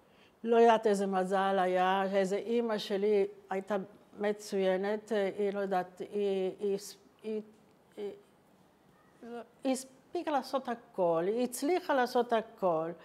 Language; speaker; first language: Hebrew; non-native, fluent; Italian